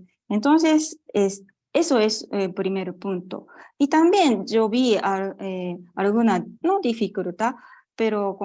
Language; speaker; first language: Spanish; non-native, fluent; Japanese